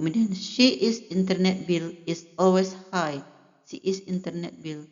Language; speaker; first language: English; non-native, fluent; Indonesian